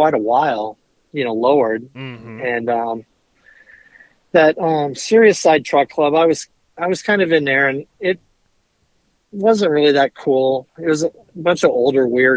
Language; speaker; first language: English; native; English